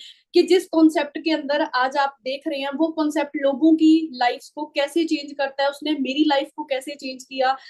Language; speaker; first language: Hindi; non-native, local second language; Punjabi